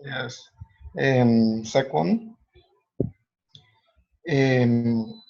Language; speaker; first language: English; non-native, learner; Spanish